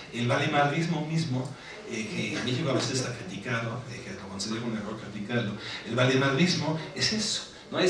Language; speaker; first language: Spanish; non-native, fluent; German